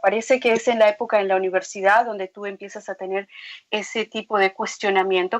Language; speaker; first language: Spanish; native; Spanish